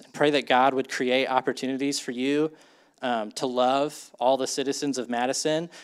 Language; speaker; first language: English; native; English